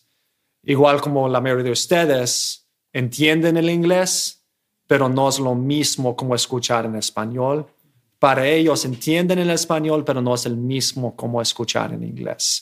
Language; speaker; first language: Spanish; non-native, fluent; English